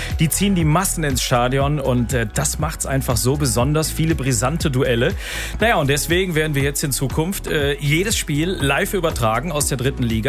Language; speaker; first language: German; native; German